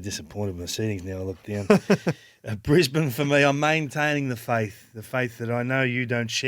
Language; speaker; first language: English; native; English